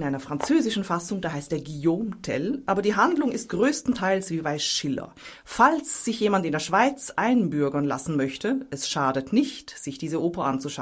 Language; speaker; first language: German; native; German